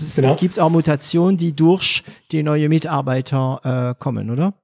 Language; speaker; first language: German; non-native, fluent; French